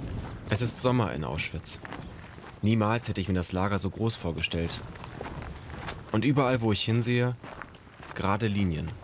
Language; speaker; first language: German; native; German